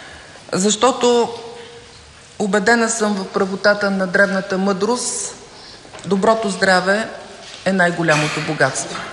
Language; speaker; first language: Bulgarian; native; Bulgarian